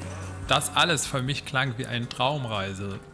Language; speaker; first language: German; non-native, learner; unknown